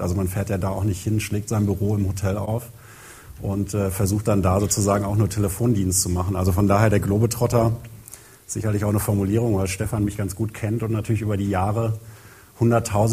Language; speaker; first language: German; native; German